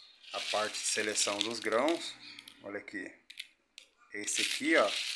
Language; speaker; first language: Portuguese; native; Portuguese